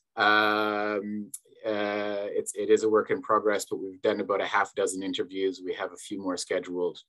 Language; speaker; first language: English; native; English